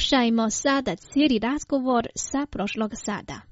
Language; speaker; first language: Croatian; non-native, fluent; Chinese